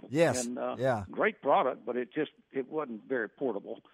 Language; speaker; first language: English; native; English